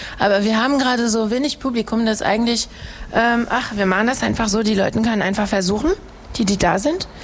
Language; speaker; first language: German; non-native, fluent; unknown